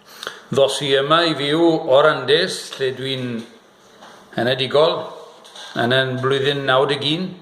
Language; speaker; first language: Welsh; early bilingual, heritage; Welsh